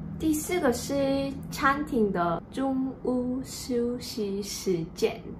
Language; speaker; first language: Chinese; non-native, learner; Korean